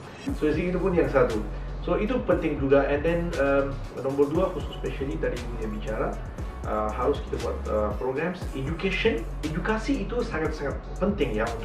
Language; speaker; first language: Indonesian; non-native, learner; Malay